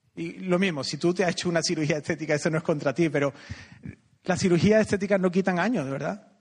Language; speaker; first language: Spanish; native; Spanish